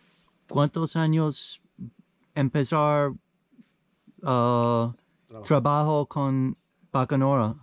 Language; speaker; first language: Spanish; non-native, learner; English